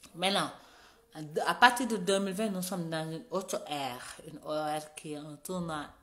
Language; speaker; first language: French; non-native, local second language; Wolof